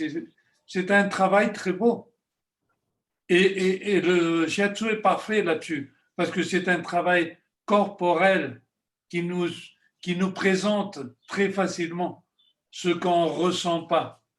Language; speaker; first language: French; non-native, fluent; Spanish